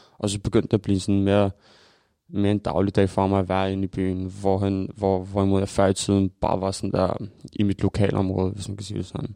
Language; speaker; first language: Danish; early bilingual, other home language; Albanian